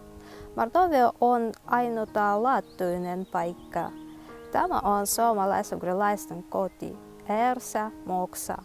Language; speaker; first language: Finnish; non-native, fluent; Russian